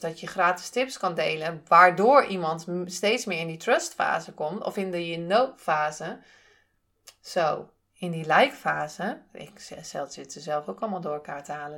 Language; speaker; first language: Dutch; native; Dutch